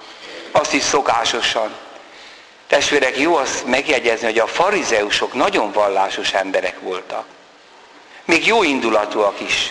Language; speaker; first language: Hungarian; native; Hungarian